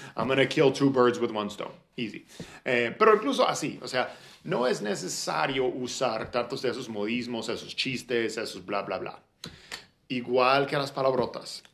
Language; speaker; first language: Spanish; non-native, fluent; English